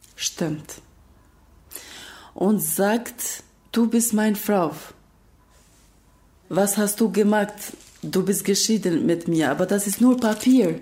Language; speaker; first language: German; non-native, learner; Albanian